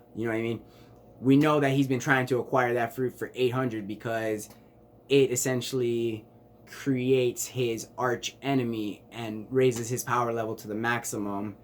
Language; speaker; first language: English; native; English